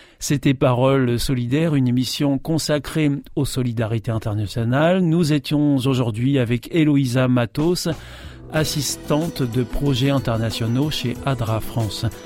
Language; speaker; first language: French; native; French